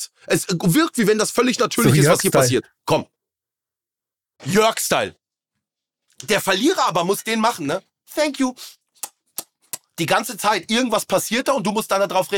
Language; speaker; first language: German; native; German